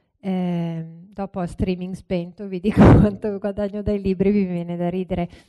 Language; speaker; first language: Italian; native; Italian